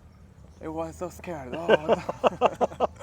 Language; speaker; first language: English; non-native, learner; Arabic